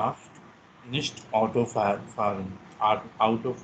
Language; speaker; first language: German; non-native, learner; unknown